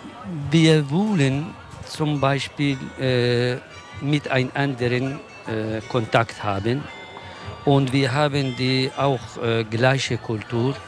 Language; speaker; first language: German; non-native, learner; Kurdish